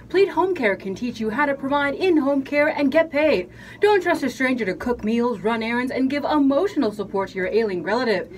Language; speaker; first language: English; early bilingual, other home language; Spanish